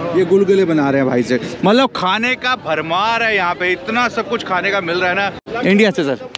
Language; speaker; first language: Hindi; native; Hindi